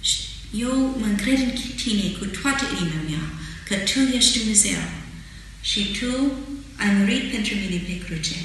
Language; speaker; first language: Romanian; non-native, fluent; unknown